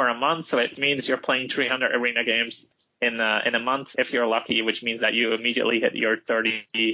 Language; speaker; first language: English; non-native, fluent; Dutch